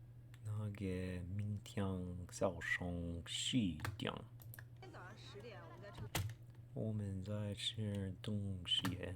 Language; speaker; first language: Chinese; non-native, learner; English